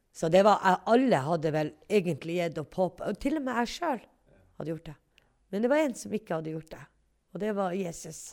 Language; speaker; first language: Norwegian; native; Norwegian